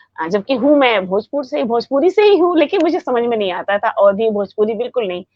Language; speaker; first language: Hindi; native; Hindi